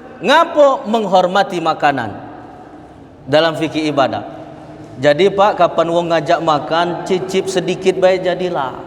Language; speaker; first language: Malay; native; Malay